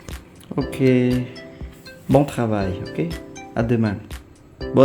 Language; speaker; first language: French; non-native, learner; Khmer